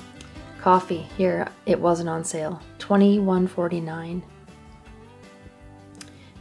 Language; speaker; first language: English; native; English